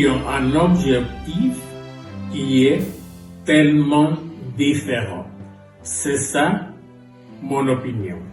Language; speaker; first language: French; non-native, fluent; Spanish